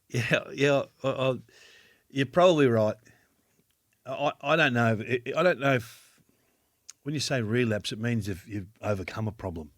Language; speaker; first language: English; native; English